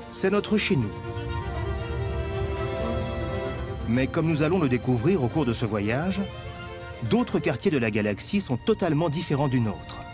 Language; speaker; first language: French; native; French